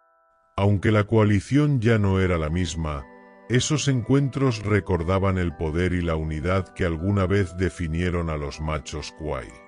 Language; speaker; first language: Spanish; native; Spanish